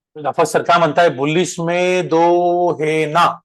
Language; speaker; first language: Hindi; non-native, local second language; Marathi